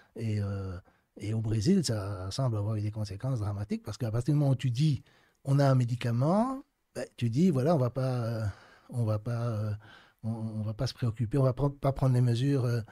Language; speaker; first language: French; native; French